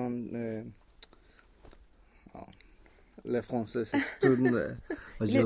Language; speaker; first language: French; non-native, learner; Spanish